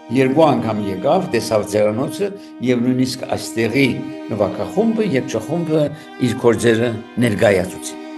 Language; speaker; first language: Armenian; early bilingual, heritage; Armenian